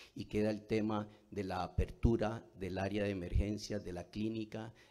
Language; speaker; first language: Spanish; native; Spanish